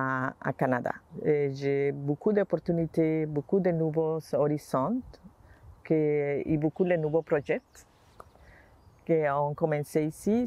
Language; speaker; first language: French; non-native, learner; Spanish